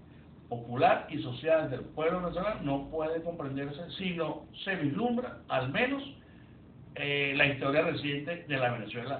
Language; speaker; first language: Spanish; native; Spanish